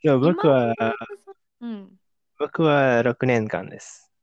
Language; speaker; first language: Japanese; non-native, fluent; Indonesian